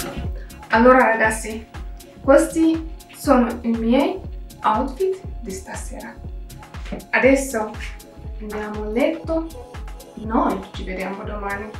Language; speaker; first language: Italian; non-native, learner; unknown